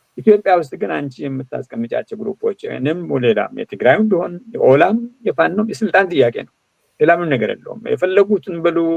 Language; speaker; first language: Amharic; non-native, local second language; Oromo